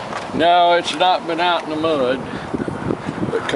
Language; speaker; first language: English; native; English